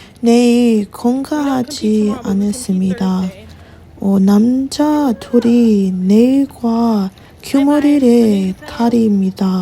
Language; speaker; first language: Korean; non-native, learner; English